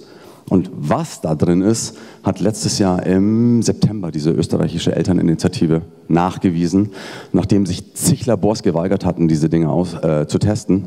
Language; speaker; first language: German; native; German